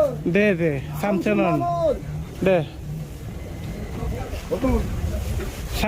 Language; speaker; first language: Korean; non-native, learner; Bangla